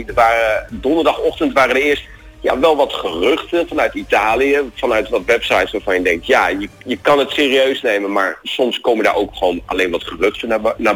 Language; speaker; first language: Dutch; native; Dutch